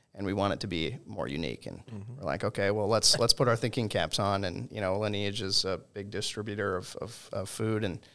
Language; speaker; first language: English; native; English